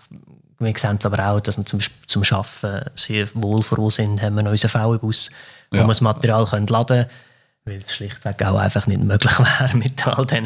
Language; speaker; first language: German; native; German